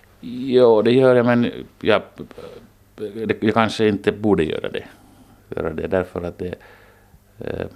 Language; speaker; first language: Swedish; non-native, local second language; Finnish